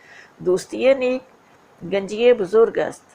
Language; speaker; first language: Persian; non-native, fluent; Urdu